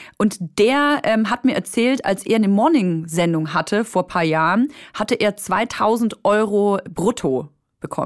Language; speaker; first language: German; native; German